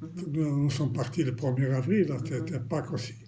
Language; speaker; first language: French; non-native, fluent; Romanian